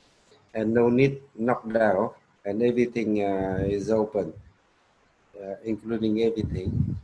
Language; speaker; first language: English; non-native, learner; Vietnamese